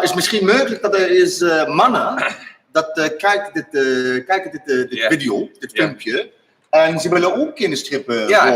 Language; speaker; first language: Dutch; non-native, learner; English